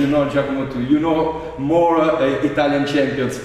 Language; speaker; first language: English; non-native, fluent; Italian